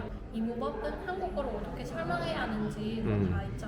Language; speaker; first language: Korean; non-native, fluent; Vietnamese